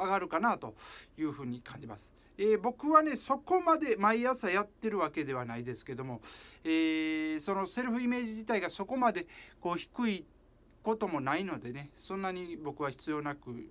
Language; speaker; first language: Japanese; native; Japanese